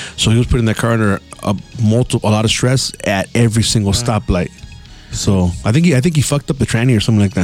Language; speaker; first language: English; early bilingual, other home language; Spanish